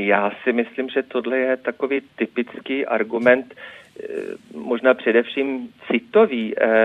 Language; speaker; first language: Czech; non-native, fluent; Norwegian